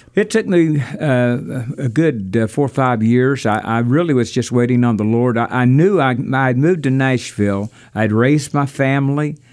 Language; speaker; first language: English; native; English